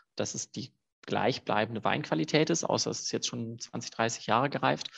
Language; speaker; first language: German; native; German